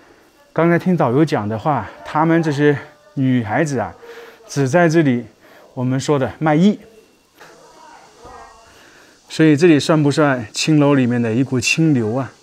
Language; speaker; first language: Chinese; native; Chinese